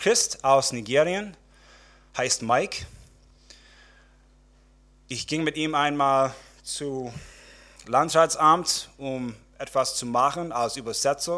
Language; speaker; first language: German; non-native, fluent; English